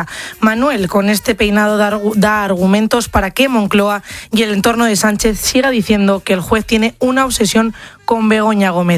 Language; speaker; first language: Spanish; native; Spanish